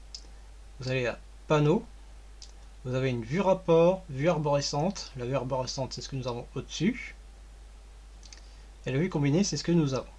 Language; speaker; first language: French; native; French